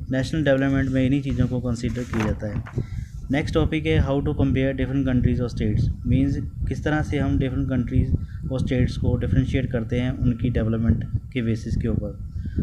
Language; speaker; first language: Hindi; native; Hindi